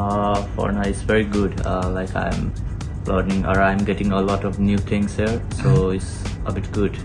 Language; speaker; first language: English; non-native, fluent; Nepali